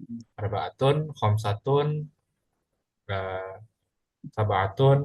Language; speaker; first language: Arabic; non-native, fluent; Indonesian